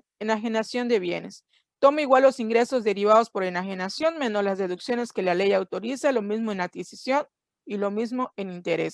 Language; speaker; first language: Spanish; native; Spanish